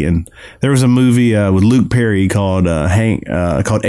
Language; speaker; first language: English; native; English